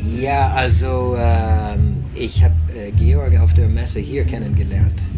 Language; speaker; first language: German; non-native, fluent; English